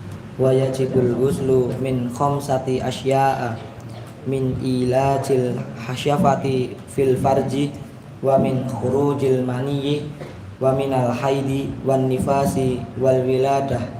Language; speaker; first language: Arabic; non-native, learner; Indonesian